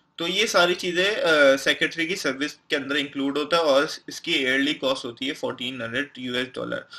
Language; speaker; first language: Hindi; non-native, local second language; Punjabi